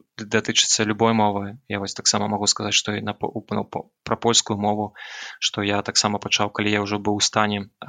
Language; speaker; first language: Belarusian; non-native, local second language; Russian